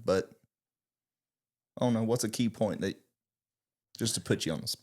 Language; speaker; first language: English; native; English